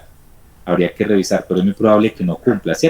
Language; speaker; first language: Spanish; native; Spanish